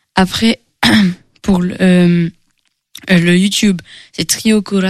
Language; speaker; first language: French; early bilingual, other home language; Portuguese